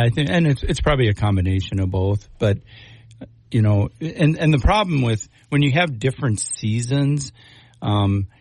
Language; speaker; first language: English; native; English